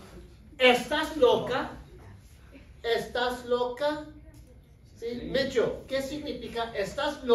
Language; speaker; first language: Spanish; non-native, fluent; English